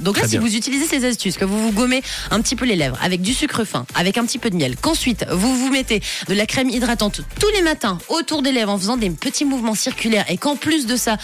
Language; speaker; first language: French; native; French